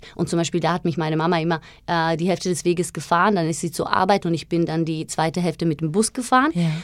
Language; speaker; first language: German; non-native, fluent; Slovak